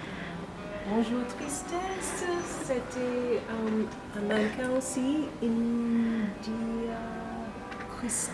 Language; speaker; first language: French; non-native, learner; English